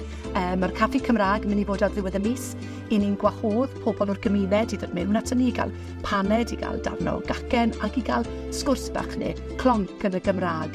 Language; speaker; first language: Welsh; native; Welsh